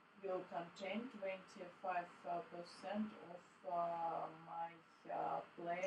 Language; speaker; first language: English; non-native, learner; Russian